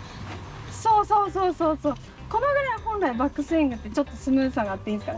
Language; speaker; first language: Japanese; native; Japanese